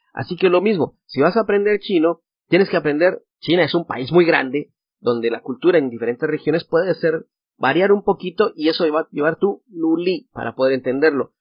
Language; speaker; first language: Spanish; native; Spanish